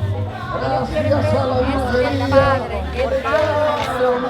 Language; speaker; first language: Spanish; native; Spanish